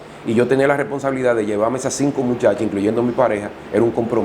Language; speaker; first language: Spanish; native; Spanish